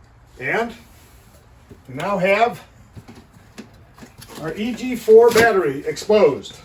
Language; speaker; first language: English; native; English